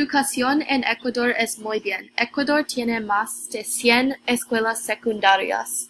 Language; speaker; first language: Spanish; non-native, learner; English